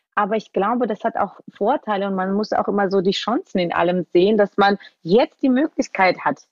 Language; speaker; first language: German; early bilingual, other home language; Georgian